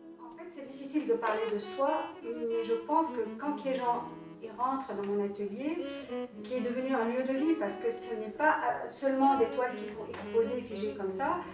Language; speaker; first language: French; non-native, local second language; Arabic